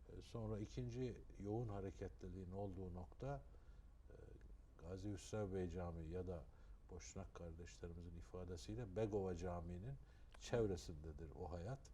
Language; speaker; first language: Turkish; native; Turkish